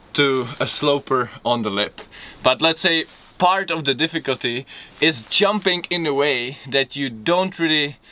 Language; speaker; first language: English; non-native, fluent; Czech